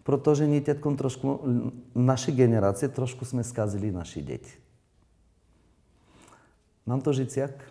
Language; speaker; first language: Czech; non-native, learner; Bulgarian